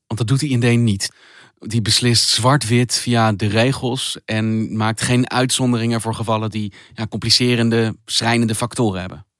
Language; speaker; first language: Dutch; native; Dutch